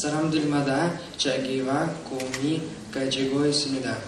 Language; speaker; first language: Korean; non-native, learner; Russian